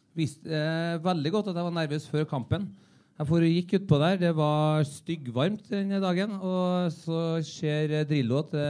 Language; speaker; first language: Norwegian; native; Norwegian